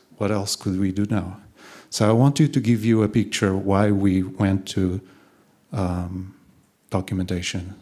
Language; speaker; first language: English; non-native, fluent; Portuguese